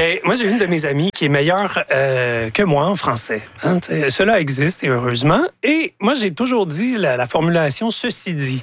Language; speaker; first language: French; native; French